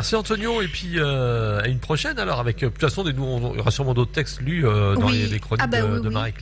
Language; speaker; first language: French; native; French